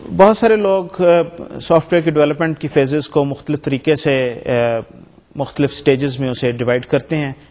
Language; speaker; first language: Urdu; native; Urdu